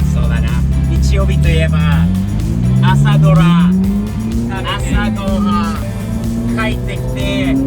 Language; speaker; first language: Japanese; non-native, fluent; English